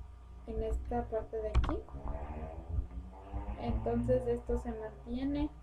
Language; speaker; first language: Spanish; native; Spanish